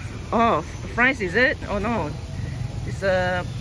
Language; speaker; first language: English; non-native, local second language; Chinese